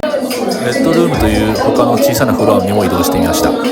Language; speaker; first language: Japanese; native; Japanese